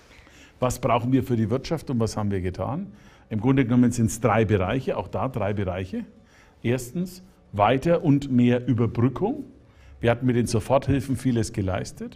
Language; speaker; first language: German; native; German